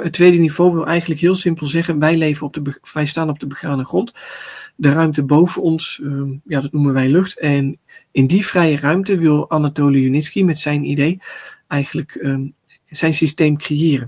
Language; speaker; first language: Dutch; native; Dutch